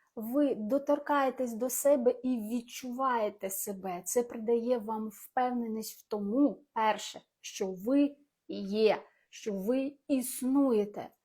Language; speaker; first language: Ukrainian; non-native, local second language; Russian